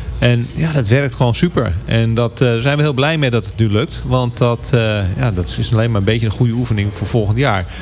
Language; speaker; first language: Dutch; native; Dutch